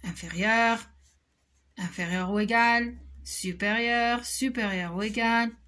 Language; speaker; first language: French; non-native, local second language; Arabic